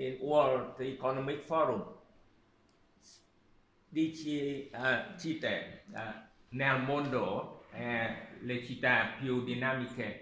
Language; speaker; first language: Italian; non-native, learner; Vietnamese